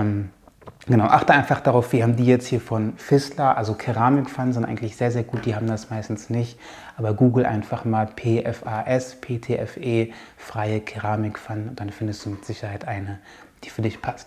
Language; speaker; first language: German; native; German